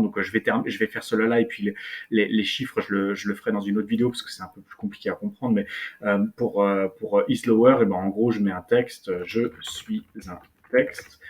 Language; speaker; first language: French; native; French